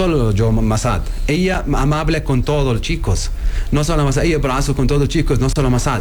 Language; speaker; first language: Spanish; non-native, learner; Arabic